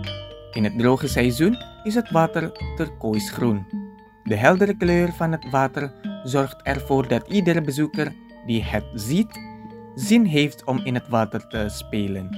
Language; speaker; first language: Dutch; non-native, fluent; Indonesian